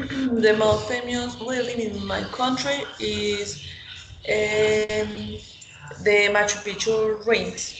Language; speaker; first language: English; non-native, learner; Spanish